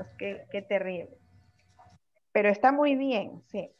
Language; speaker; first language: Spanish; native; Spanish